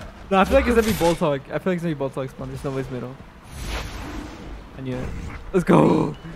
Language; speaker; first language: English; early bilingual, other home language; Spanish